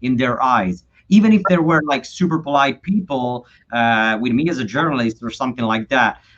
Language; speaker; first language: English; non-native, fluent; Italian